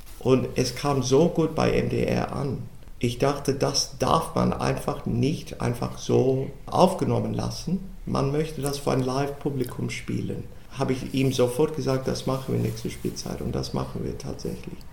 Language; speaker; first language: German; non-native, fluent; English